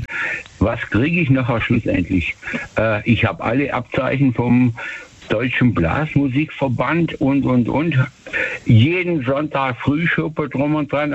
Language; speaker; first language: German; native; German